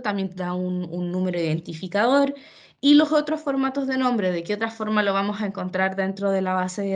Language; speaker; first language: Spanish; native; Spanish